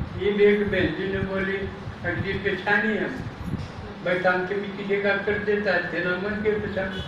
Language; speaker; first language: Hindi; native; Hindi